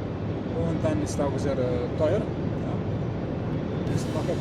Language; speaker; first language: German; non-native, learner; Serbian